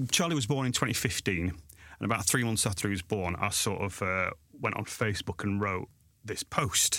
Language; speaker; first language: English; native; English